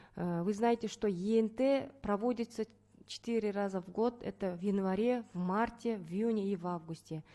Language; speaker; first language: Russian; non-native, local second language; Kazakh